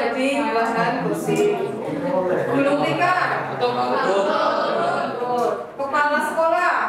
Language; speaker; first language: Indonesian; native; Indonesian